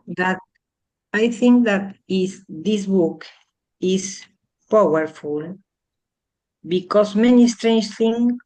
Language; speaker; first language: English; non-native, learner; Spanish